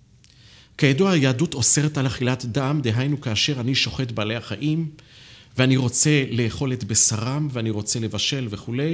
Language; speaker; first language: Hebrew; native; Hebrew